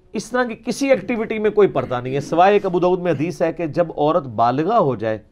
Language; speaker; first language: Urdu; non-native, local second language; Punjabi